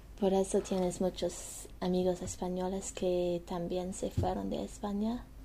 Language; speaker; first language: Spanish; non-native, learner; English